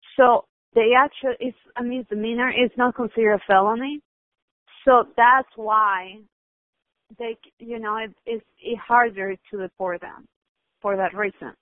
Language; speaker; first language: English; non-native, fluent; Spanish